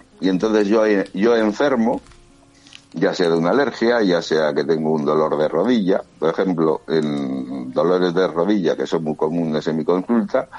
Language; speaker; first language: Spanish; native; Spanish